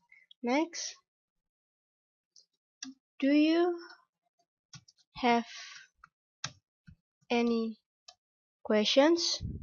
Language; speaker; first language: English; non-native, learner; Indonesian